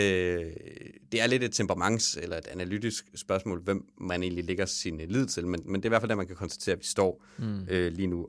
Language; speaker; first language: Danish; native; Danish